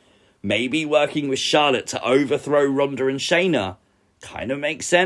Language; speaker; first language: English; native; English